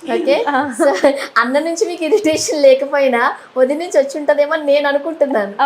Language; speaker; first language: Telugu; native; Telugu